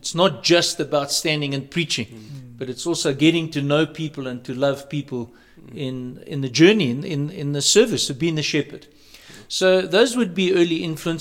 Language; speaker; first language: English; native; English